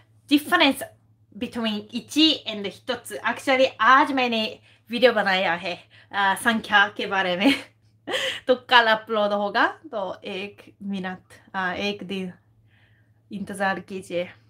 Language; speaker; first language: Hindi; non-native, fluent; Japanese